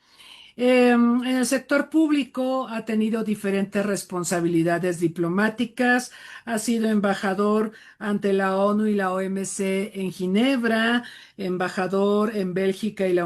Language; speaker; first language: Spanish; native; Spanish